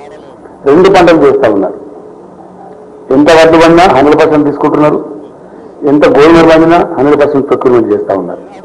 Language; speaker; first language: Telugu; native; Telugu